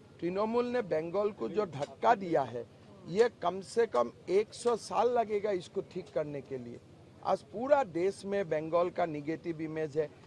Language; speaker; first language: Hindi; non-native, local second language; Assamese